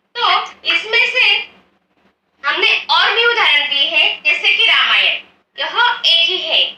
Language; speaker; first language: Hindi; non-native, local second language; Marathi